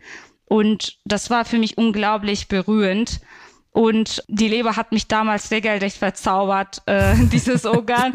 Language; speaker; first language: German; non-native, fluent; Turkish